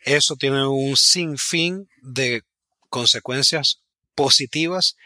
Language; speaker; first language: Spanish; native; Spanish